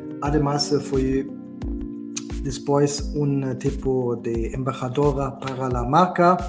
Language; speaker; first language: Spanish; non-native, learner; German